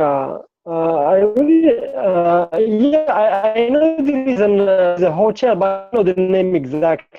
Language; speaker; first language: English; non-native, fluent; Arabic